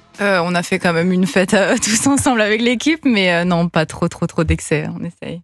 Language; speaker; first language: French; native; French